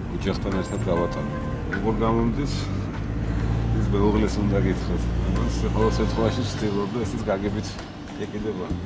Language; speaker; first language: Georgian; native; Georgian